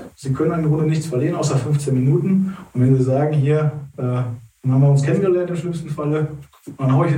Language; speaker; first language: German; native; German